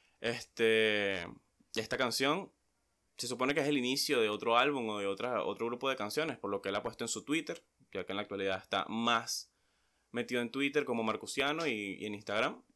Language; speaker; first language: Spanish; native; Spanish